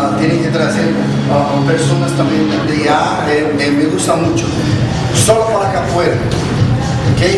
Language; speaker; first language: Spanish; non-native, learner; Portuguese